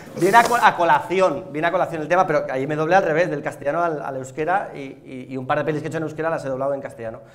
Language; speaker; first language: Spanish; native; Spanish